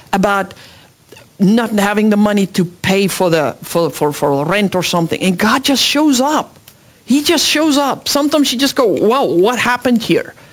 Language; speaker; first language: English; non-native, local second language; Afrikaans